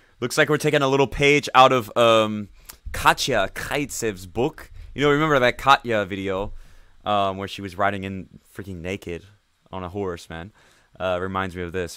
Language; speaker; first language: English; native; English